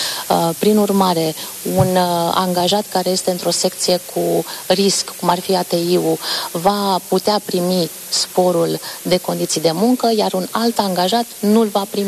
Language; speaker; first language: Romanian; native; Romanian